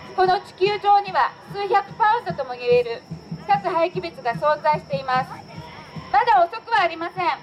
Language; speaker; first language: Japanese; native; Japanese